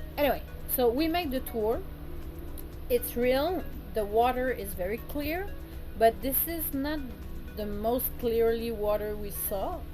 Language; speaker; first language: English; non-native, learner; French